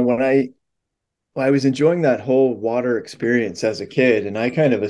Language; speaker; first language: English; native; English